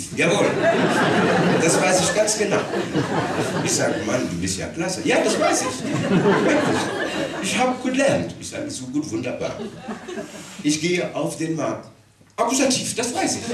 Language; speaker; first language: German; non-native, local second language; Wolof